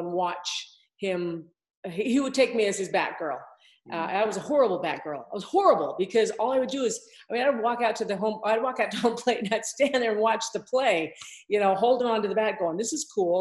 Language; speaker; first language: English; native; English